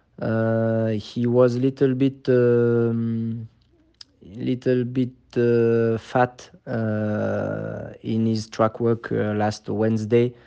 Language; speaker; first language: English; non-native, fluent; French